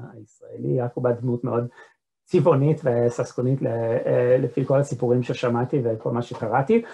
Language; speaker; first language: Hebrew; non-native, fluent; English